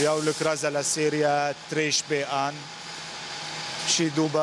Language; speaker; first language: Romanian; non-native, learner; Arabic